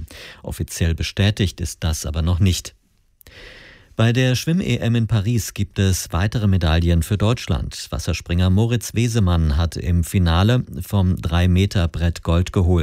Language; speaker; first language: German; native; German